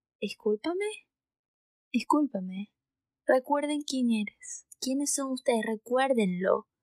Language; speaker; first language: Spanish; early bilingual, heritage; Spanish